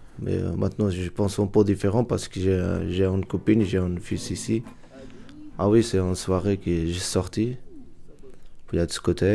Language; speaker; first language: French; non-native, learner; Portuguese